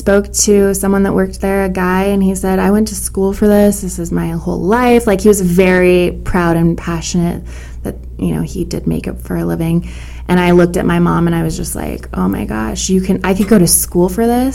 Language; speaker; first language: English; native; English